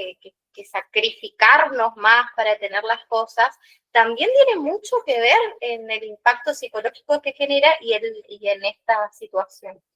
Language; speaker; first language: Spanish; native; Spanish